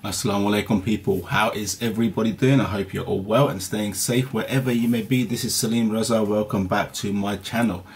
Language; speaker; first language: English; early bilingual, other home language; Urdu